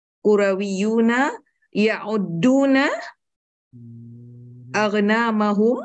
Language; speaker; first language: Arabic; non-native, learner; Malay